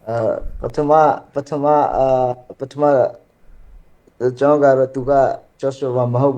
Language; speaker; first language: Burmese; early bilingual, heritage; Burmese